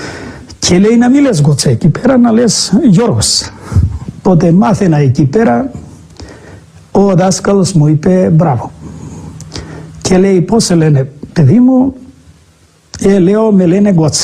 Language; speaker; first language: Greek; non-native, local second language; Macedonian